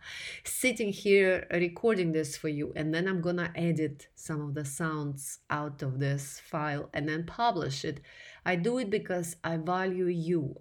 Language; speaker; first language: English; non-native, fluent; Russian